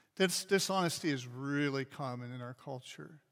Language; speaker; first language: English; native; English